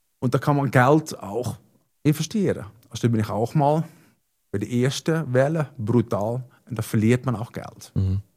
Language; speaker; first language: German; non-native, fluent; Dutch